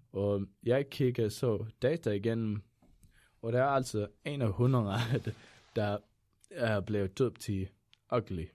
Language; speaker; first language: Danish; non-native, fluent; Swedish